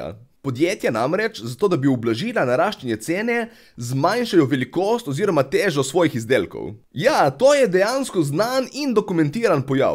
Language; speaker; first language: Slovenian; native; Slovenian